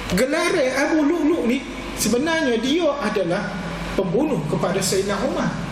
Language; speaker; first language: Malay; native; Malay